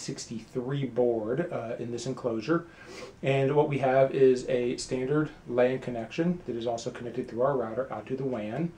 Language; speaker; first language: English; native; English